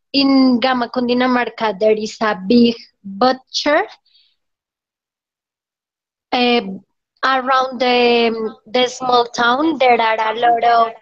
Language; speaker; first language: English; non-native, learner; Spanish